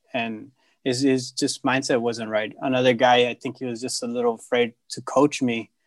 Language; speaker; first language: English; native; English